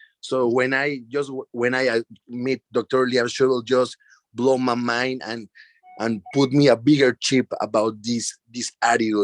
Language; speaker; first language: English; non-native, learner; Spanish